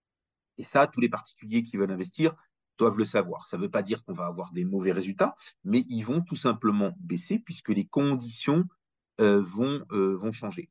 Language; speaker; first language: French; native; French